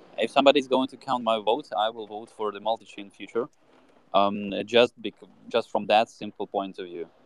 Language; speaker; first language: English; non-native, fluent; Russian